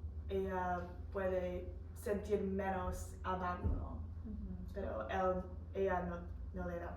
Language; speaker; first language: Spanish; non-native, fluent; English